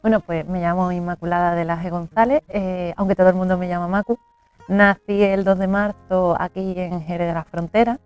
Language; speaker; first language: Spanish; native; Spanish